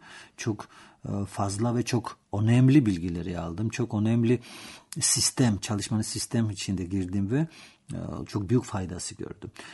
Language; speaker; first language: Turkish; non-native, learner; Georgian